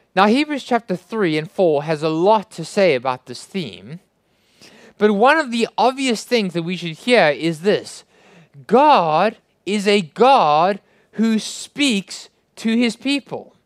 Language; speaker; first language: English; native; English